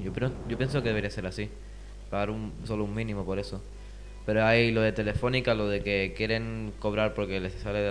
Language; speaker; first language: Spanish; native; Spanish